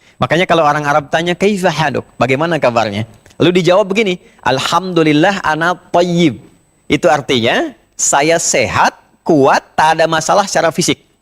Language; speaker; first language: Indonesian; native; Indonesian